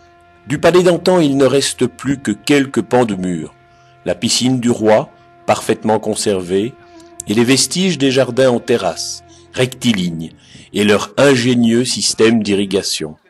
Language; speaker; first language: French; native; French